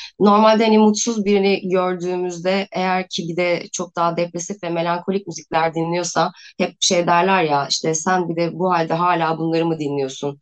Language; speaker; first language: Turkish; native; Turkish